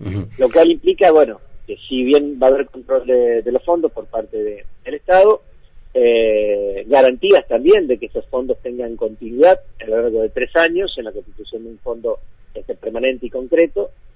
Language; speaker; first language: Spanish; native; Spanish